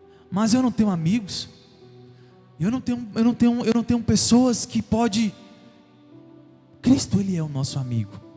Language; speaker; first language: Portuguese; native; Portuguese